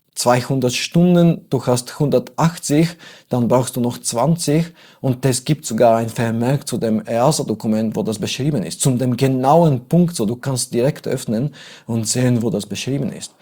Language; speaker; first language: German; non-native, fluent; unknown